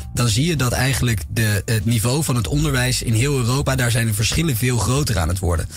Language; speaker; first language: Dutch; native; Dutch